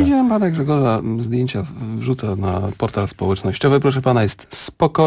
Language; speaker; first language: Polish; native; Polish